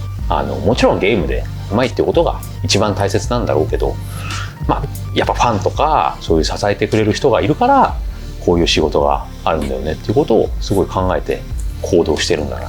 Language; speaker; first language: Japanese; native; Japanese